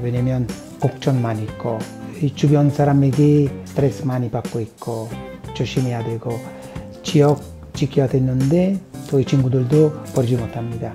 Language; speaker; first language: Korean; non-native, fluent; Italian